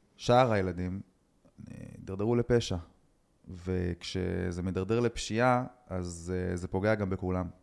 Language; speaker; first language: Hebrew; native; Hebrew